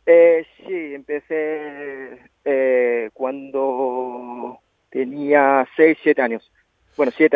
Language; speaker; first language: Spanish; non-native, learner; Japanese